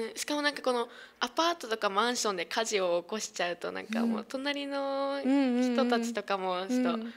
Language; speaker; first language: Japanese; native; Japanese